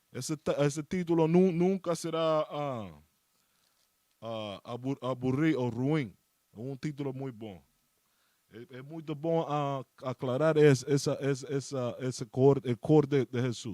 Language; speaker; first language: Portuguese; non-native, fluent; Spanish